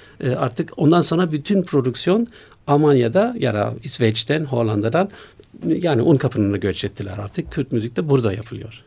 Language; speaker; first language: Turkish; non-native, fluent; German